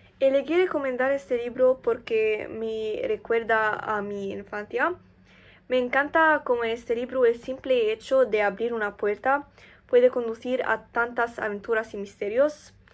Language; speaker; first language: Spanish; non-native, learner; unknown